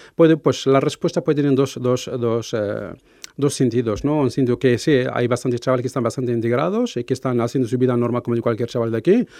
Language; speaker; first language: Spanish; non-native, fluent; Arabic